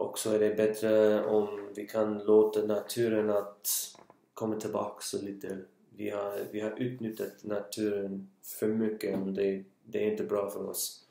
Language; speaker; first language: Swedish; non-native, learner; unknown